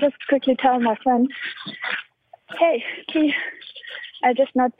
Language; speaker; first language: English; non-native, fluent; German